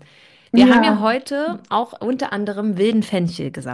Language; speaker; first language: German; native; German